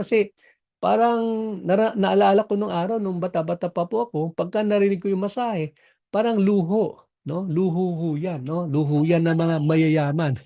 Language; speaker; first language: Filipino; non-native, local second language; Cebuano